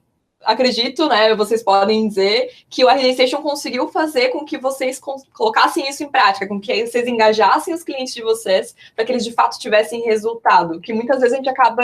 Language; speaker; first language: Portuguese; native; Portuguese